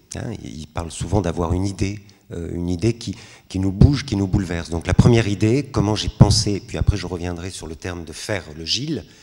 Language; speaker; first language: French; native; French